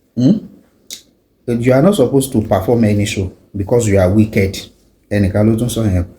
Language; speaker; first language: English; non-native, local second language; Yoruba